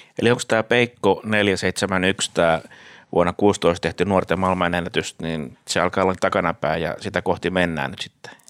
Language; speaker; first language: Finnish; native; Finnish